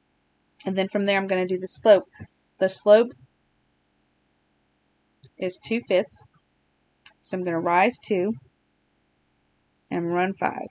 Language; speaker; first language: English; native; English